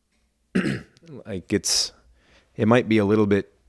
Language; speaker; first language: English; non-native, fluent; German